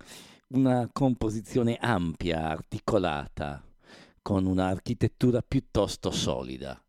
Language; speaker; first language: Italian; native; Italian